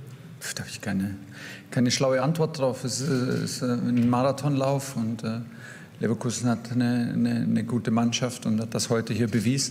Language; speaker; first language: German; native; German